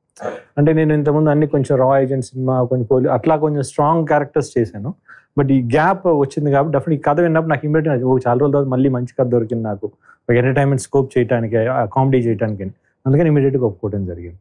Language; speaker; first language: Telugu; native; Telugu